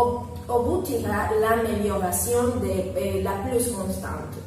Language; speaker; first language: French; non-native, fluent; Spanish